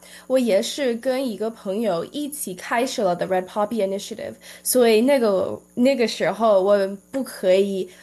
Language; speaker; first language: Chinese; early bilingual, heritage; Chinese